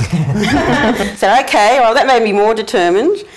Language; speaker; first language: English; native; English